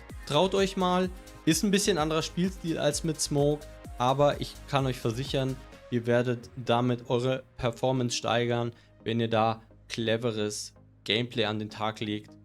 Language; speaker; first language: German; native; German